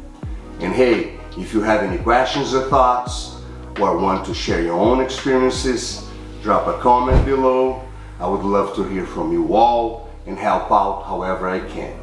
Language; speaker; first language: English; non-native, fluent; Portuguese